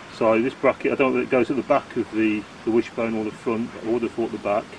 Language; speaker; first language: English; native; English